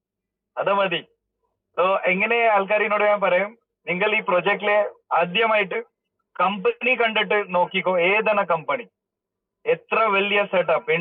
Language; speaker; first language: Malayalam; early bilingual, heritage; Malayalam